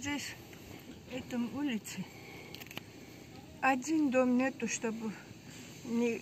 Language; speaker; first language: Russian; non-native, local second language; Armenian